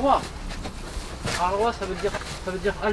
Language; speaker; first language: French; non-native, learner; Pashto